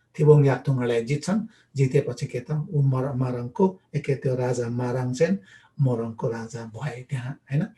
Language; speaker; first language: Nepali; non-native, local second language; Limbu